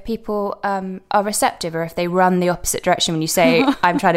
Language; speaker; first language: English; native; English